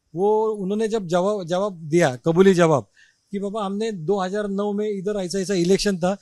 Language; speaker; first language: Hindi; non-native, local second language; Marathi